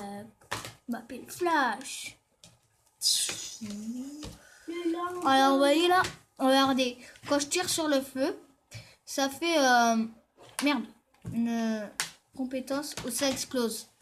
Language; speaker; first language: French; native; French